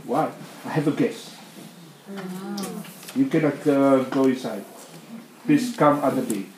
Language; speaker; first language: English; non-native, learner; Indonesian